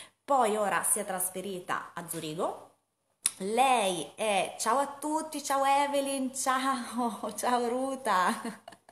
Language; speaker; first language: Italian; native; Italian